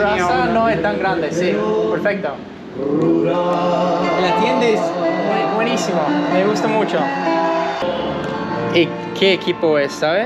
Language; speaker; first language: Spanish; non-native, learner; English